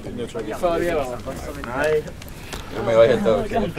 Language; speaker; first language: Swedish; native; Swedish